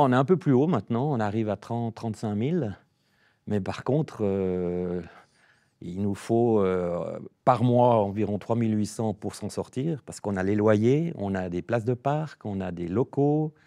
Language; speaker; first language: French; native; French